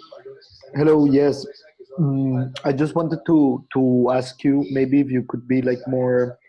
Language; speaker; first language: English; non-native, fluent; Spanish